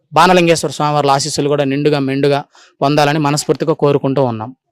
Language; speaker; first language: Telugu; native; Telugu